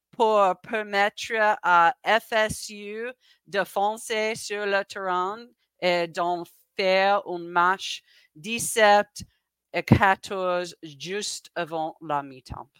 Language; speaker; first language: French; non-native, learner; English